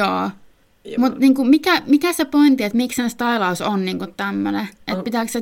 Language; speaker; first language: Finnish; native; Finnish